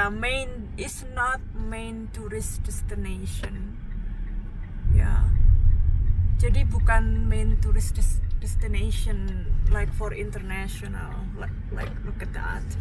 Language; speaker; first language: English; non-native, fluent; Indonesian